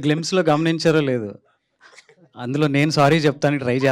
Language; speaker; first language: Telugu; native; Telugu